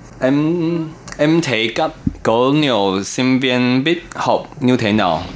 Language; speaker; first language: Vietnamese; non-native, learner; Chinese